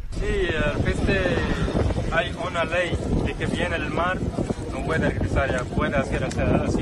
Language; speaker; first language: Spanish; non-native, learner; Arabic